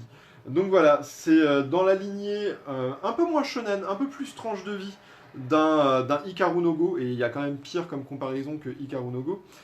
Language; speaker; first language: French; native; French